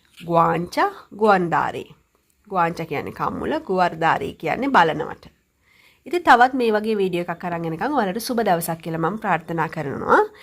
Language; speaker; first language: Sinhala; native; Sinhala